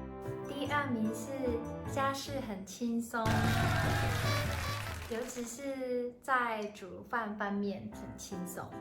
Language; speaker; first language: Chinese; non-native, fluent; Japanese